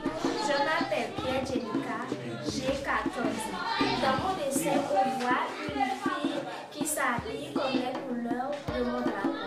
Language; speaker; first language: French; non-native, local second language; Haitian Creole